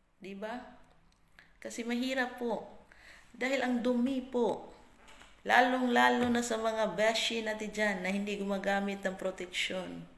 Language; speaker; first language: Filipino; non-native, local second language; Cebuano